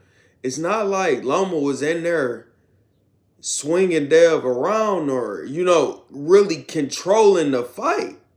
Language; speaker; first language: English; native; English